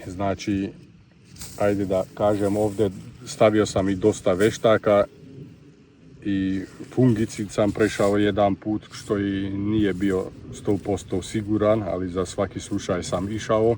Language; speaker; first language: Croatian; non-native, local second language; Hungarian